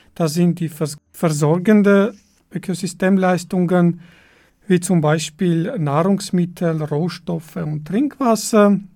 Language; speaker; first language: German; non-native, fluent; Armenian